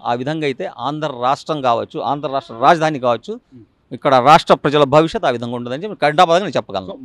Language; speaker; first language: Telugu; non-native, local second language; Urdu